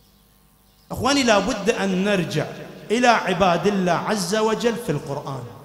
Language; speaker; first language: Arabic; native; Arabic